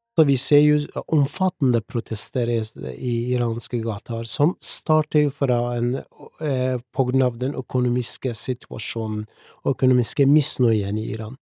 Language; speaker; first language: Norwegian; early bilingual, other home language; Persian